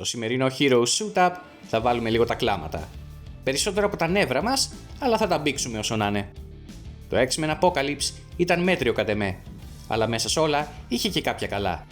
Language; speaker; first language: Greek; native; Greek